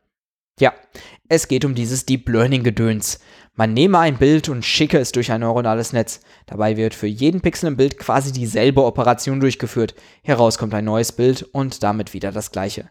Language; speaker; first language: German; native; German